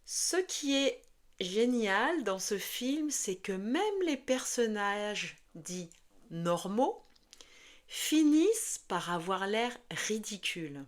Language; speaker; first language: French; native; French